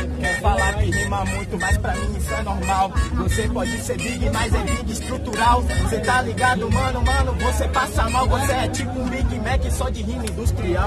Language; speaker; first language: Portuguese; native; Portuguese